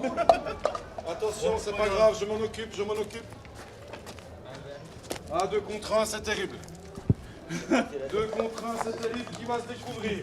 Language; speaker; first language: French; native; French